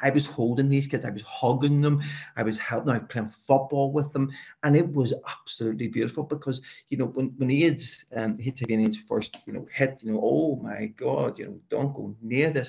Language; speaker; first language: English; native; English